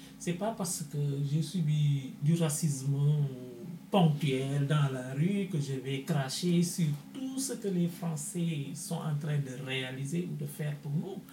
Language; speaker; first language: French; non-native, local second language; Wolof